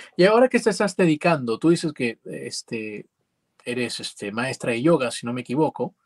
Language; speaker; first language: Spanish; native; Spanish